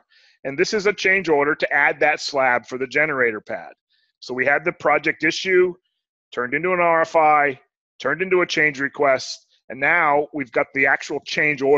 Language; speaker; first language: English; native; English